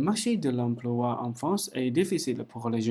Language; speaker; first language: French; non-native, learner; Chinese